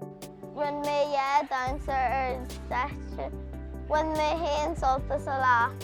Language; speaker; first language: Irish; non-native, learner; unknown